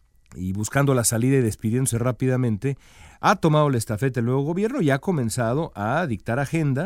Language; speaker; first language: Spanish; native; Spanish